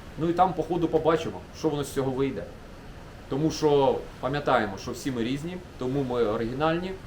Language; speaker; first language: Ukrainian; non-native, local second language; Russian